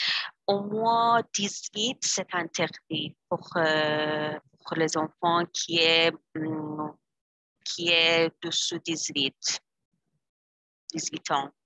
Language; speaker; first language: French; non-native, learner; Persian